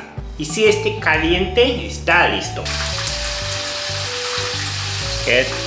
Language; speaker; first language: Spanish; non-native, fluent; Japanese